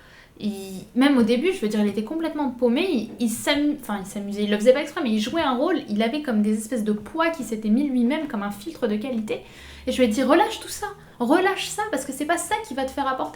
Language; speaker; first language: French; native; French